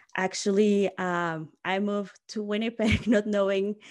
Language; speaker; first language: English; non-native, fluent; Spanish